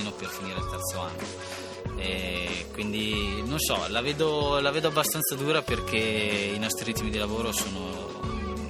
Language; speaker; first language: Italian; native; Italian